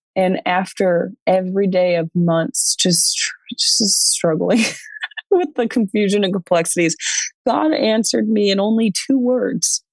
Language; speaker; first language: English; native; English